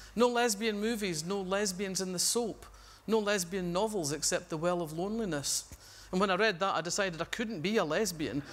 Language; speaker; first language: English; native; English